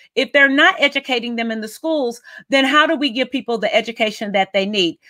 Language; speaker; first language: English; native; English